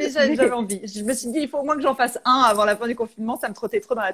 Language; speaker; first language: French; native; French